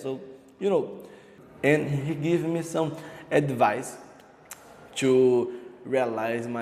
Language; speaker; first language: English; non-native, learner; Portuguese